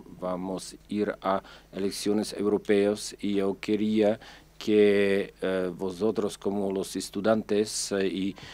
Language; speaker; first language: Spanish; non-native, fluent; Czech